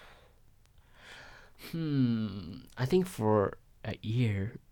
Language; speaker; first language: English; non-native, learner; Japanese